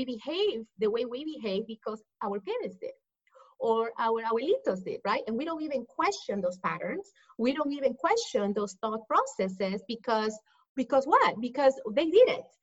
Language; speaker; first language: English; non-native, fluent; Spanish